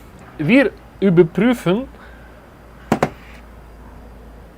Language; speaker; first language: German; non-native, learner; Russian